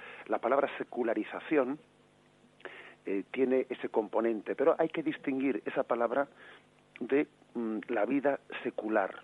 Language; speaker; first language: Spanish; native; Spanish